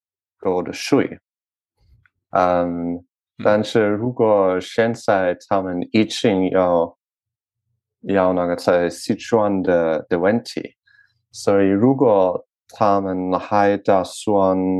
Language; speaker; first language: Chinese; non-native, learner; French